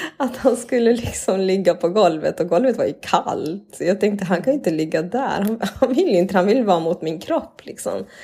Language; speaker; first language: Swedish; early bilingual, other home language; Spanish